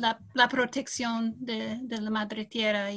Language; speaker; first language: Spanish; non-native, fluent; English